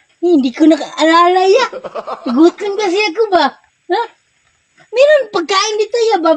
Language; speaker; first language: Filipino; non-native, local second language; Cebuano